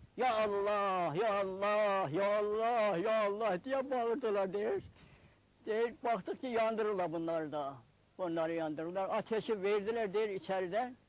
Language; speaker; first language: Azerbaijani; native; Azerbaijani